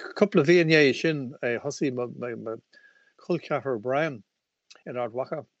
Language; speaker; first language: Irish; non-native, local second language; English